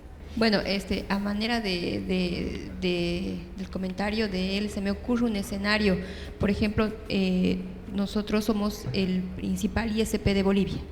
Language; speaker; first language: Spanish; native; Spanish